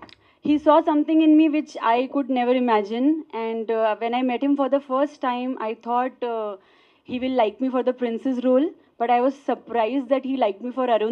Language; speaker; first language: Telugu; non-native, learner; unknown